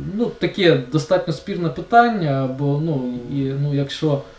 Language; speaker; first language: Ukrainian; non-native, local second language; Russian